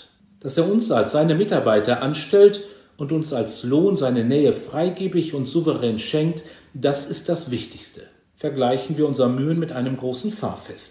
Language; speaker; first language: German; native; German